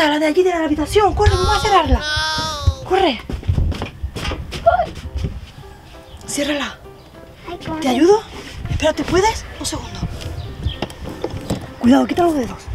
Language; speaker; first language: Spanish; native; Spanish